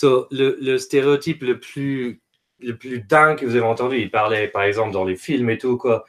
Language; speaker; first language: French; native; French